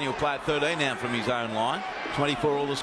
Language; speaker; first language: English; native; English